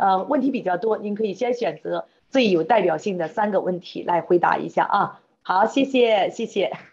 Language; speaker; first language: Chinese; native; Chinese